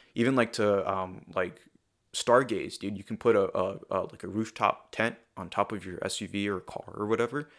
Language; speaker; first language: English; early bilingual, other home language; Spanish